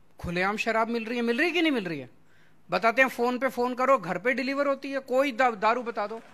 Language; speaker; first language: Hindi; native; Hindi